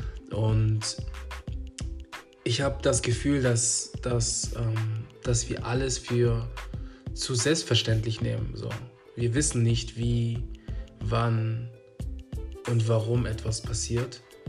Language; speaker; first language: German; native; German